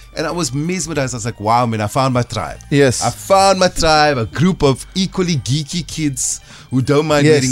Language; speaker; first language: English; native; English